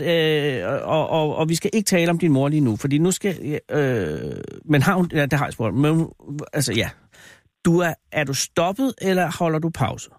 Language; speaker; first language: Danish; native; Danish